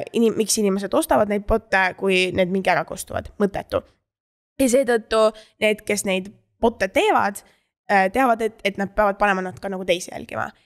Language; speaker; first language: Estonian; native; Estonian